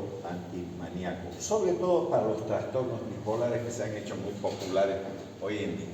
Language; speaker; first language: Spanish; native; Spanish